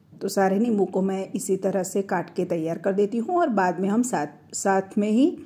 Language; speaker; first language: Hindi; non-native, local second language; Gujarati